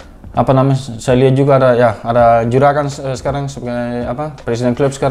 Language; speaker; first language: Indonesian; non-native, fluent; Dutch